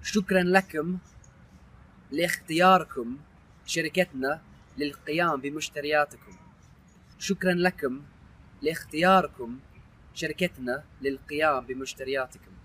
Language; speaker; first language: Arabic; non-native, learner; English